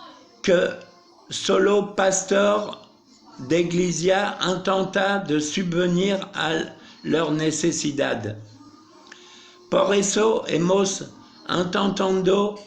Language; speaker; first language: Spanish; non-native, learner; French